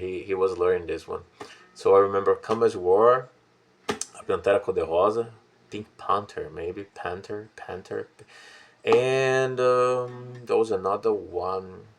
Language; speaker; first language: English; non-native, fluent; Portuguese